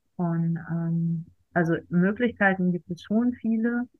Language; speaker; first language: German; native; German